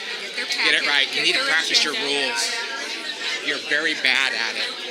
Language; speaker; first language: English; native; English